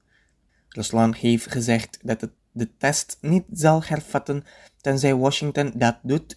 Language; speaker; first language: Dutch; non-native, fluent; Indonesian